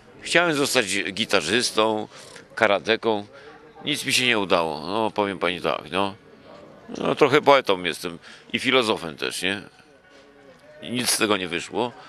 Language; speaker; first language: Polish; native; Polish